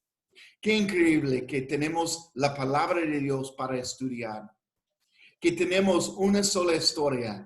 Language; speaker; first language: Spanish; non-native, fluent; English